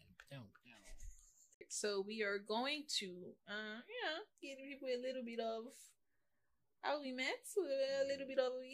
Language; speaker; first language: English; non-native, local second language; Yoruba